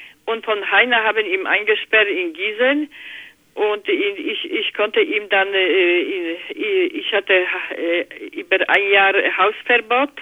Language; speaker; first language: German; non-native, learner; Polish